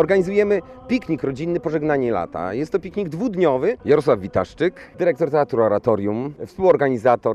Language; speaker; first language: Polish; native; Polish